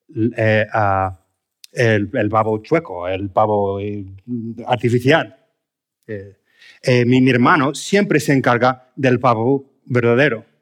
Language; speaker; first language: Spanish; non-native, fluent; English